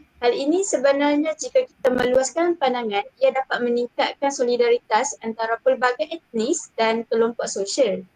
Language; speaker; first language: Malay; native; Malay